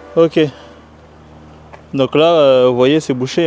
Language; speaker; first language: French; native; French